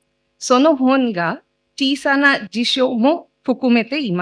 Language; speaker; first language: Japanese; non-native, fluent; Marathi